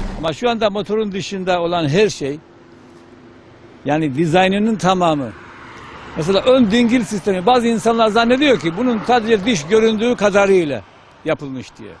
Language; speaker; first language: Turkish; native; Turkish